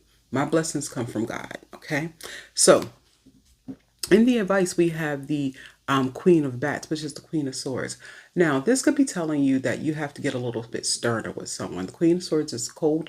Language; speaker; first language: English; native; English